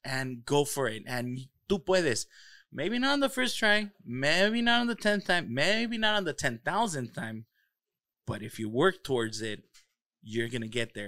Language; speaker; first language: English; early bilingual, other home language; Spanish